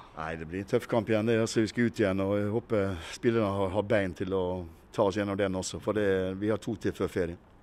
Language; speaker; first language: Norwegian; native; Norwegian